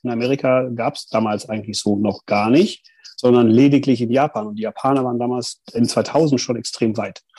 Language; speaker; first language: German; native; German